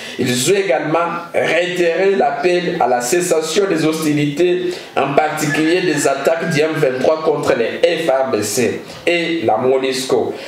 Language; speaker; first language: French; non-native, local second language; Lingala